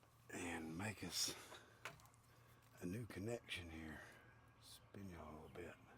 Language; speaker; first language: English; native; English